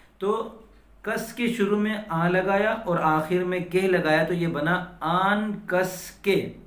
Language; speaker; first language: Urdu; native; Urdu